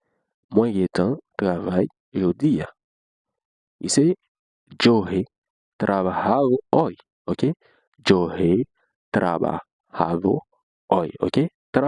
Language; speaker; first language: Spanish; non-native, learner; Haitian Creole